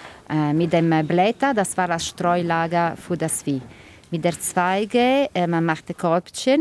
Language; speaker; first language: German; non-native, fluent; Italian